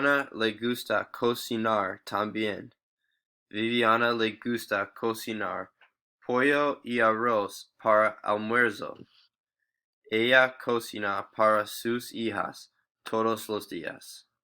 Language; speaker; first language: Spanish; non-native, learner; English